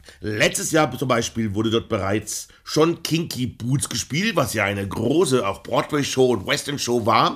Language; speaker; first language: German; native; German